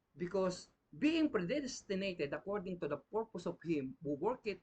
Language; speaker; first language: English; non-native, local second language; Filipino